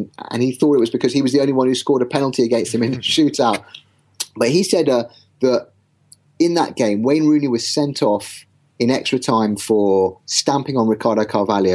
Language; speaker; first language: English; native; English